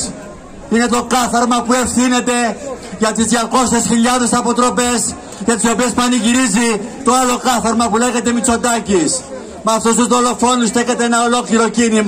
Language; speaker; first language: Greek; native; Greek